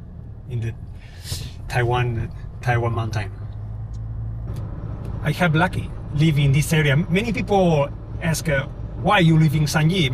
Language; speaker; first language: English; non-native, learner; Spanish